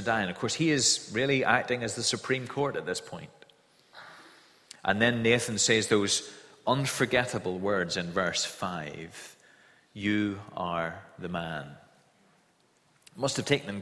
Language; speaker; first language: English; native; English